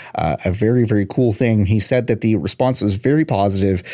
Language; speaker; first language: English; native; English